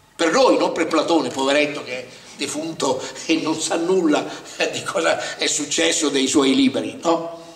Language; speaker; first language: Italian; native; Italian